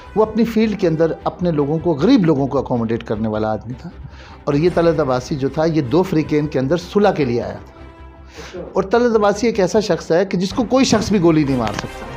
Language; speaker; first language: Urdu; non-native, local second language; Pahari-Potwari